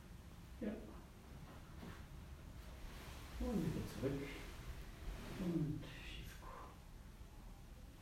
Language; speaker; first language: German; native; German